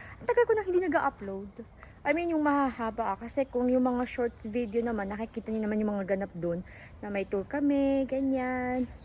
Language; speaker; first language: Filipino; native; Filipino